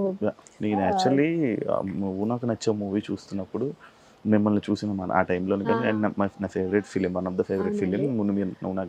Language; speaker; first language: Telugu; native; Telugu